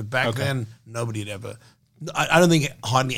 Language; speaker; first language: English; native; English